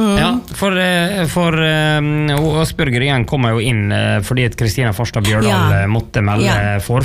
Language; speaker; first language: Norwegian; native; Norwegian